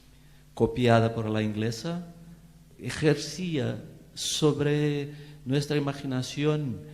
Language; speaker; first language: Spanish; non-native, fluent; Portuguese